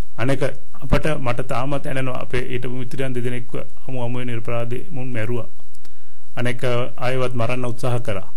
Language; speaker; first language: Sinhala; non-native, local second language; Tamil